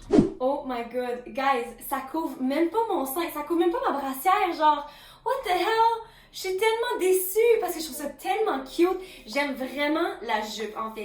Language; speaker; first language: French; native; French